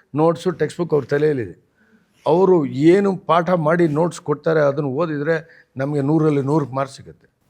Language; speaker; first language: Kannada; native; Kannada